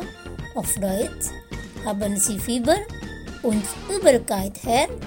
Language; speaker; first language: German; non-native, fluent; Indonesian